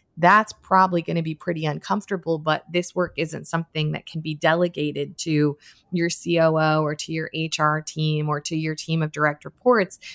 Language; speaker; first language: English; native; English